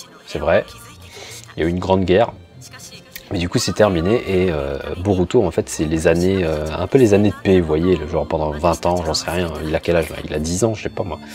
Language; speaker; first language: French; early bilingual, other home language; Vietnamese